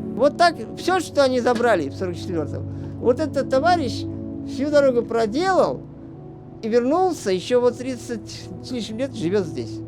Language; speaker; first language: Russian; non-native, local second language; Crimean Tatar